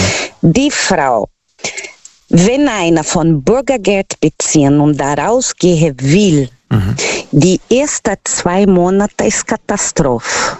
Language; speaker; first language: German; non-native, learner; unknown